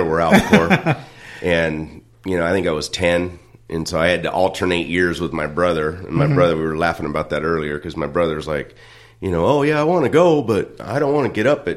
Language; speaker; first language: English; native; English